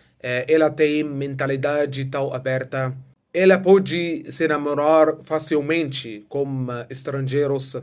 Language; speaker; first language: Portuguese; non-native, fluent; Arabic